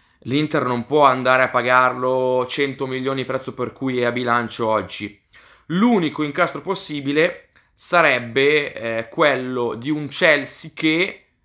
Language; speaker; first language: Italian; native; Italian